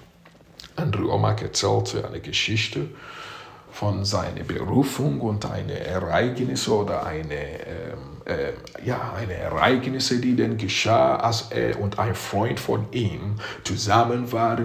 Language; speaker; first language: German; non-native, fluent; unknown